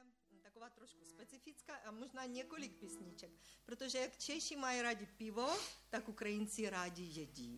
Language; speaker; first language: Czech; non-native, fluent; Ukrainian